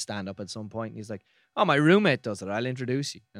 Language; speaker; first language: English; native; English